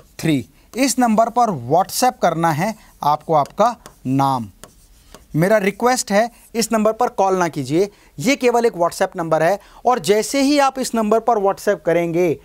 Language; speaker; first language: Hindi; native; Hindi